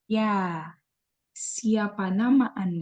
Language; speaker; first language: Indonesian; non-native, fluent; English